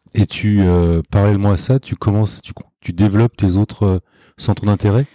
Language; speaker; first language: French; native; French